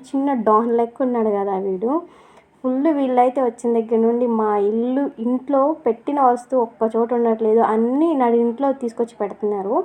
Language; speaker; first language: Telugu; non-native, local second language; Urdu